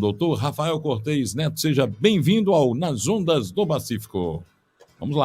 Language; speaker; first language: Portuguese; native; Portuguese